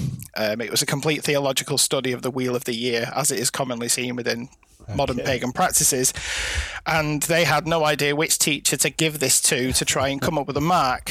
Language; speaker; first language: English; native; English